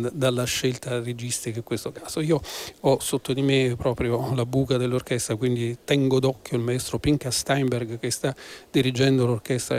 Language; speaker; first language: Italian; native; Italian